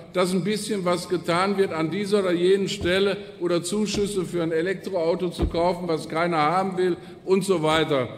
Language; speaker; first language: German; native; German